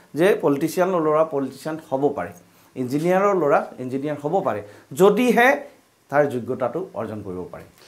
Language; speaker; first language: Assamese; native; Assamese